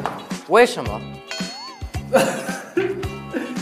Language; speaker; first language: Chinese; non-native, learner; English